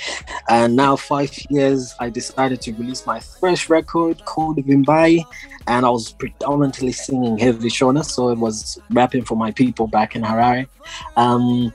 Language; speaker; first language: English; non-native, local second language; Shona